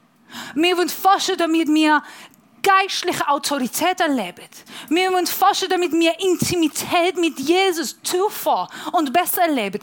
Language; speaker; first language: German; non-native, fluent; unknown